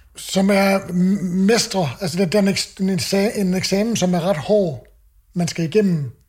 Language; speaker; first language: Danish; native; Danish